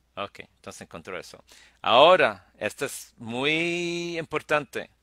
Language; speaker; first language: Spanish; early bilingual, heritage; Spanish